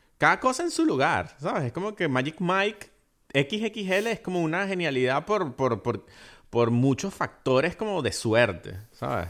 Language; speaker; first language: Spanish; native; Spanish